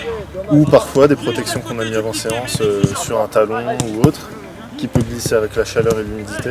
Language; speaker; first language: French; native; French